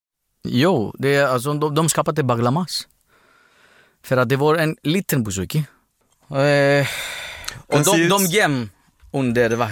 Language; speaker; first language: Swedish; non-native, fluent; Greek